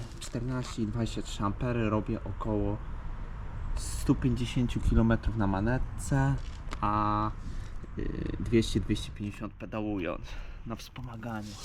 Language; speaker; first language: Polish; native; Polish